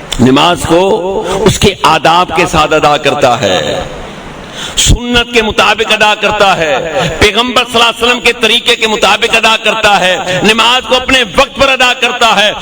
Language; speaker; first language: Urdu; non-native, local second language; Sindhi